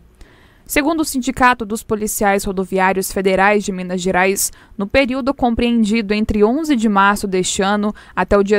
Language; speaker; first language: Portuguese; native; Portuguese